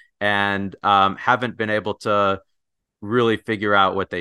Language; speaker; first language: English; native; English